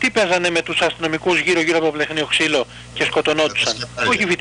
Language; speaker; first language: Greek; native; Greek